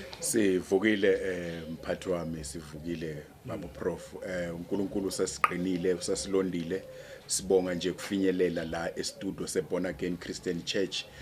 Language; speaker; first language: Zulu; non-native, local second language; Swati